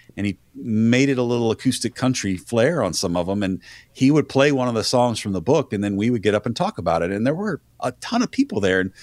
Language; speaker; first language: English; native; English